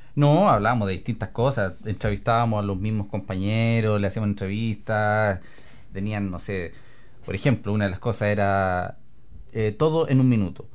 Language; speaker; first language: Spanish; native; Spanish